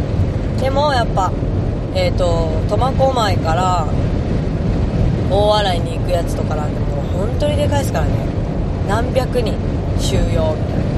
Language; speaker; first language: Japanese; native; Japanese